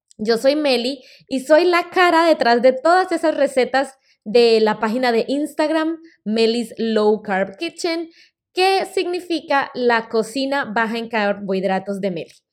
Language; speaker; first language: Spanish; native; Spanish